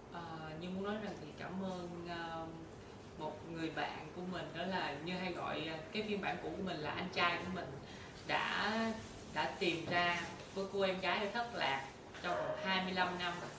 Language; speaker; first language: Vietnamese; native; Vietnamese